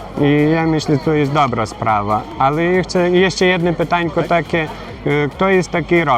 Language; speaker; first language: Polish; non-native, learner; Ukrainian